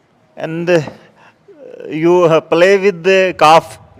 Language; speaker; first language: English; non-native, learner; Hindi